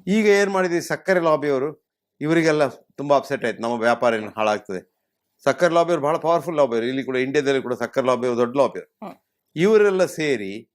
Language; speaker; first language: Kannada; native; Kannada